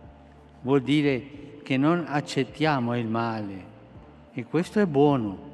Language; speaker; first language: Italian; non-native, fluent; Spanish